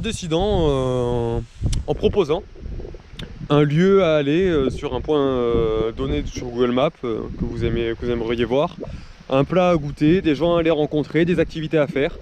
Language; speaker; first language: French; native; French